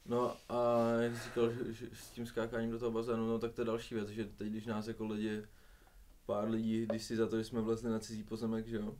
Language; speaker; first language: Czech; native; Czech